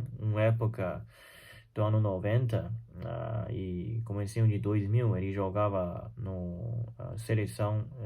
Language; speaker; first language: Portuguese; non-native, fluent; Chinese